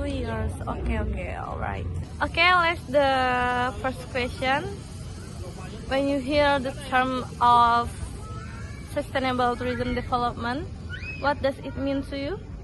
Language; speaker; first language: English; non-native, learner; Indonesian